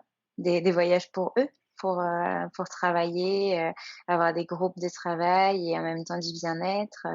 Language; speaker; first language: French; native; French